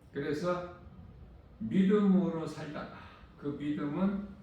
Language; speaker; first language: Korean; native; Korean